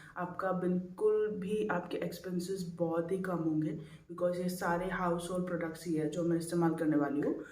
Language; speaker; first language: Hindi; non-native, local second language; Assamese